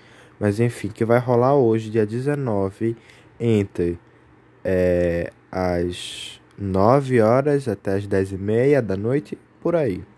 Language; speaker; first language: Portuguese; native; Portuguese